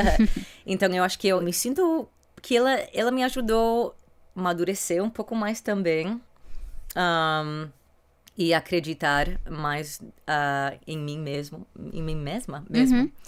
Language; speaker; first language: Portuguese; non-native, fluent; English